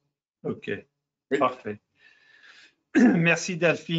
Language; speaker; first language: French; non-native, fluent; English